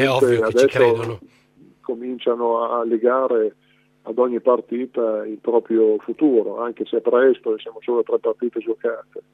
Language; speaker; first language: Italian; native; Italian